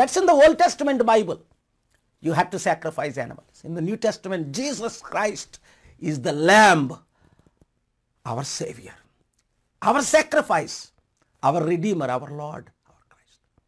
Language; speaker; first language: English; non-native, local second language; Telugu